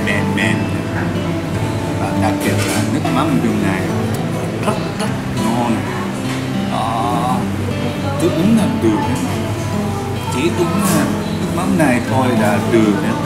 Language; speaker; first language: Vietnamese; non-native, learner; Japanese